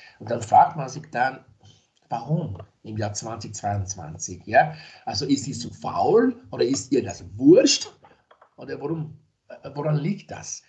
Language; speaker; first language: German; non-native, fluent; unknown